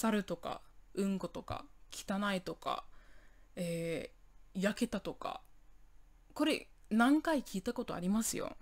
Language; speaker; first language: Japanese; non-native, fluent; English